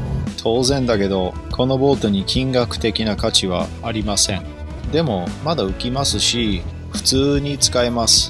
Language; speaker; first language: Japanese; non-native, fluent; English